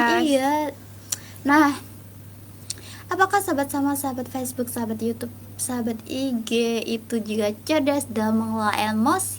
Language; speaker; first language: Indonesian; native; Indonesian